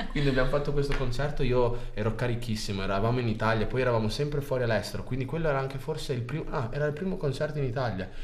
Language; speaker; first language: Italian; early bilingual, other home language; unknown